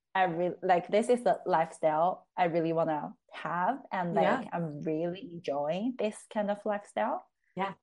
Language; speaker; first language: English; non-native, fluent; Chinese